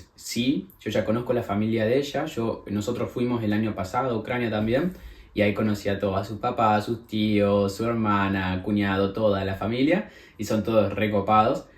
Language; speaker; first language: Spanish; native; Spanish